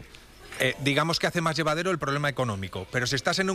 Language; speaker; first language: Spanish; native; Spanish